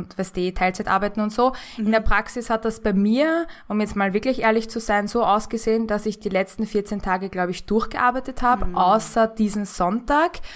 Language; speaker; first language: German; native; German